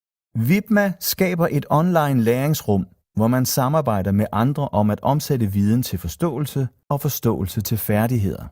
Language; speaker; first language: Danish; native; Danish